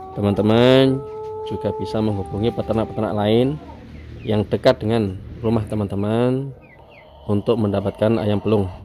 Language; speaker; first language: Indonesian; native; Indonesian